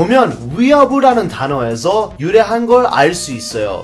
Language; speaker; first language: Korean; non-native, fluent; English